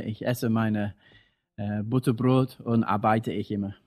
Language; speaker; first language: German; non-native, fluent; English